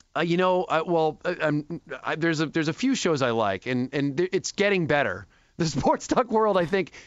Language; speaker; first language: English; native; English